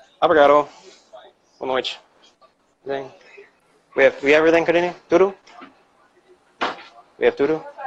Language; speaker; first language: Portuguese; non-native, learner; English